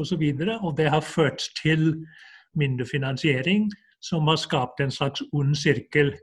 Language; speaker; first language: Norwegian; non-native, fluent; English